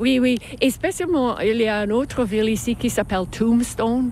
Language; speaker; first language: French; non-native, fluent; English